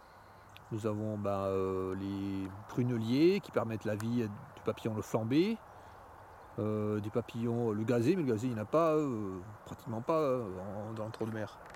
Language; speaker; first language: French; native; French